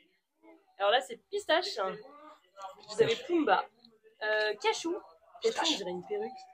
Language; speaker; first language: French; native; French